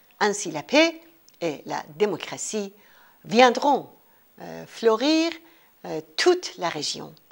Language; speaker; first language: French; non-native, fluent; Persian